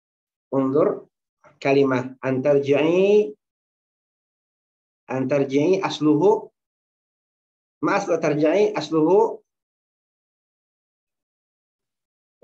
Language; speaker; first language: Arabic; non-native, fluent; Indonesian